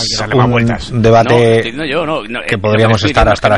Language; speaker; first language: Spanish; native; Spanish